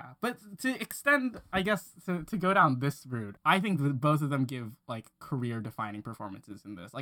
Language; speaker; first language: English; non-native, local second language; Cantonese